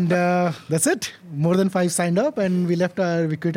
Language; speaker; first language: English; non-native, local second language; Hindi